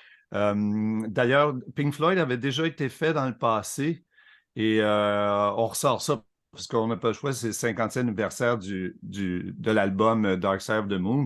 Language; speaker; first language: French; native; French